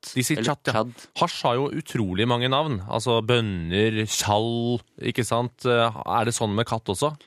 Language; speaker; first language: Norwegian; native; Norwegian